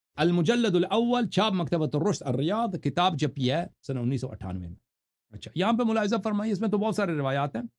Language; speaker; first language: Urdu; non-native, fluent; Persian